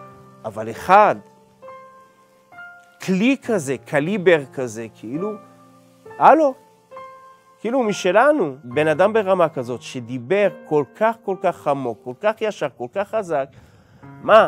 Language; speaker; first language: Hebrew; early bilingual, other home language; French